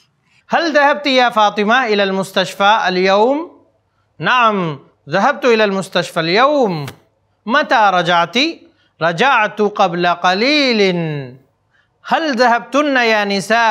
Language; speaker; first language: Arabic; non-native, fluent; Urdu